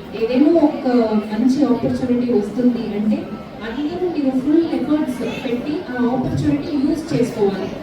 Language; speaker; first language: Telugu; non-native, fluent; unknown